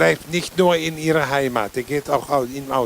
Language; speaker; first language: German; non-native, fluent; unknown